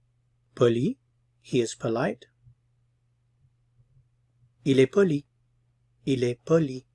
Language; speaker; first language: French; non-native, fluent; English